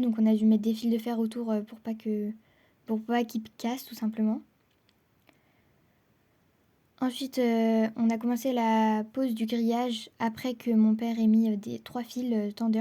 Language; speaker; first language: French; native; French